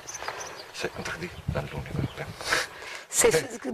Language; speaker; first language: French; non-native, learner; Spanish